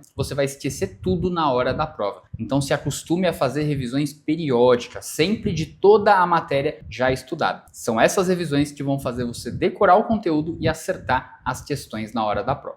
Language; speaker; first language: Portuguese; native; Portuguese